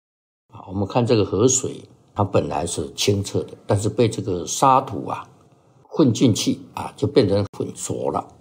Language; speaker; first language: Chinese; native; Chinese